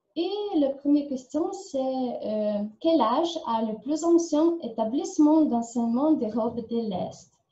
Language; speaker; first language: French; non-native, learner; Ukrainian